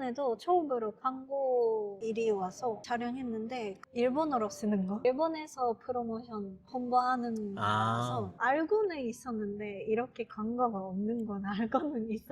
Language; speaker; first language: Korean; non-native, fluent; Japanese